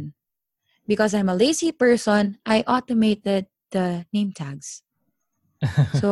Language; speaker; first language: English; non-native, local second language; Filipino